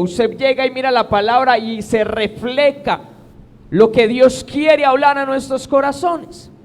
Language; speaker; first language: Spanish; native; Spanish